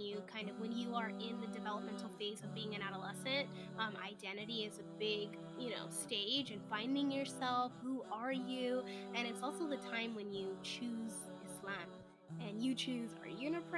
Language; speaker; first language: English; native; English